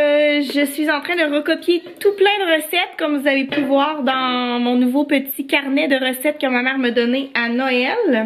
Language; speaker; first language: French; native; French